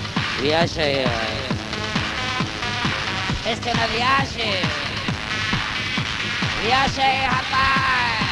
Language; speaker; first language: Spanish; non-native, learner; Italian